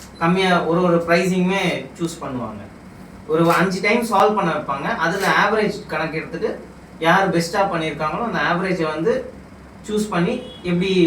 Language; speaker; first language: Tamil; native; Tamil